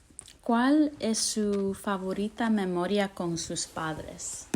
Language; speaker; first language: Spanish; early bilingual, heritage; English